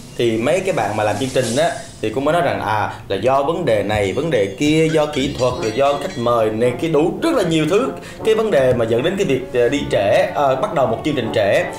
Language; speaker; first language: Vietnamese; native; Vietnamese